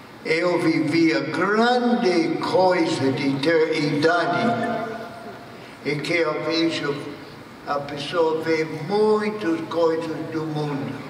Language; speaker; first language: Portuguese; non-native, fluent; English